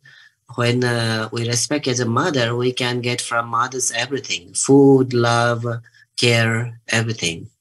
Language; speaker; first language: English; non-native, learner; Nepali